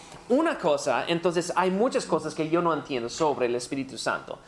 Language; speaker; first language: Spanish; non-native, fluent; English